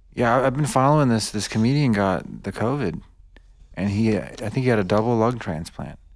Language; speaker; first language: English; early bilingual, other home language; Bosnian